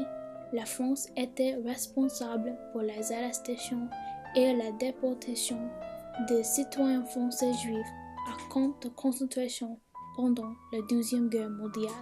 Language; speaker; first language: French; non-native, learner; English